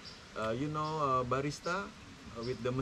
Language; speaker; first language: English; non-native, learner; Indonesian